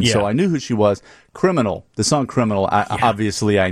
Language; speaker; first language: English; native; English